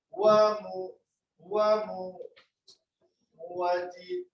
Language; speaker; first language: Arabic; non-native, learner; Indonesian